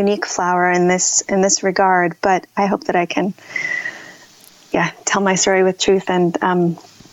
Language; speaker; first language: English; native; English